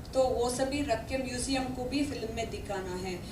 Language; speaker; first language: Hindi; non-native, local second language; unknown